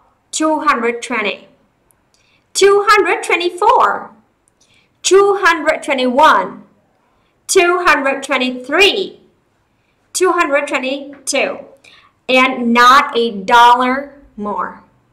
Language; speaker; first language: English; non-native, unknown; Vietnamese